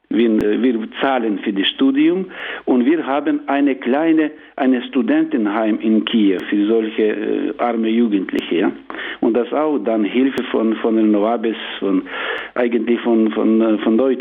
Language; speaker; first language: German; non-native, learner; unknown